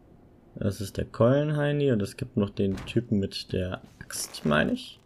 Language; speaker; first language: German; native; German